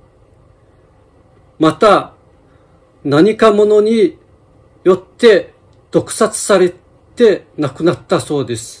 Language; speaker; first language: Japanese; non-native, fluent; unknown